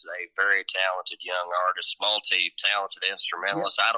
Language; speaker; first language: English; native; English